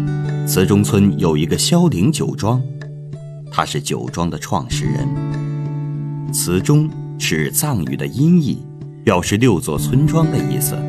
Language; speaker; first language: Chinese; native; Chinese